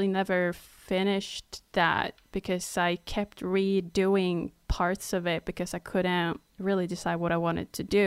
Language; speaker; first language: English; non-native, fluent; Swedish